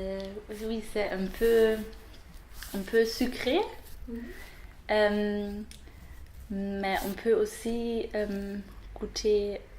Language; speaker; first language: French; non-native, learner; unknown